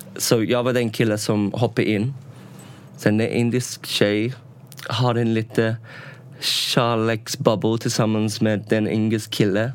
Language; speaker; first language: Swedish; non-native, learner; English